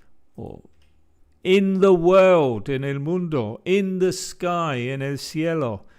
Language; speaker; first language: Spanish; non-native, fluent; English